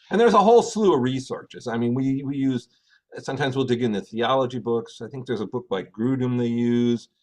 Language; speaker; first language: English; native; English